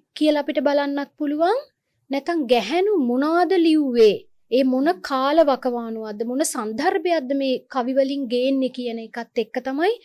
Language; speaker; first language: Sinhala; non-native, local second language; Tamil